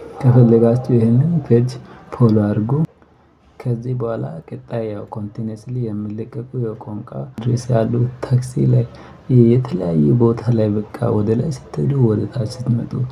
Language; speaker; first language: Amharic; non-native, local second language; Wolaytta